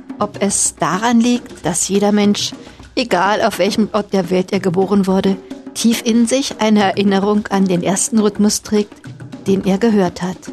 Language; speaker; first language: German; native; German